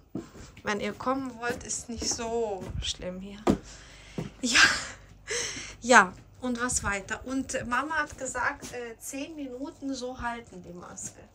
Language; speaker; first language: German; non-native, fluent; Ukrainian